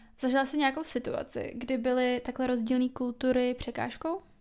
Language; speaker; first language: Czech; native; Czech